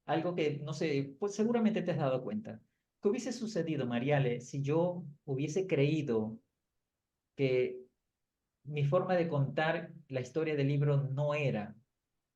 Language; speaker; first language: Spanish; native; Spanish